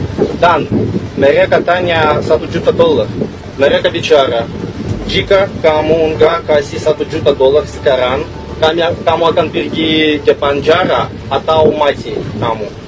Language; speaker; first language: Indonesian; non-native, learner; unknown